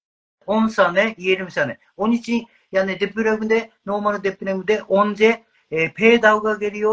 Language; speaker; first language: Turkish; non-native, learner; Japanese